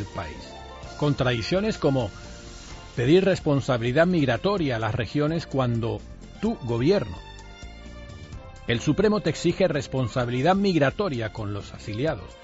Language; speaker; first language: Spanish; native; Spanish